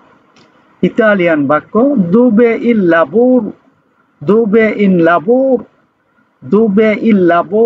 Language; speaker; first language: Italian; non-native, learner; Bangla